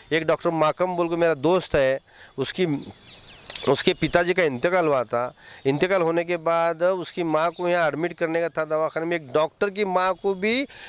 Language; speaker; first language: Hindi; non-native, local second language; Urdu